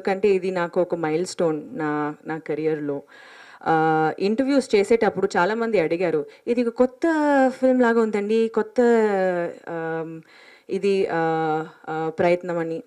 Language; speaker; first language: Telugu; non-native, fluent; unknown